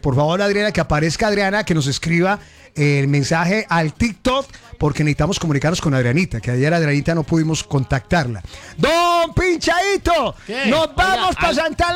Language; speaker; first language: Spanish; native; Spanish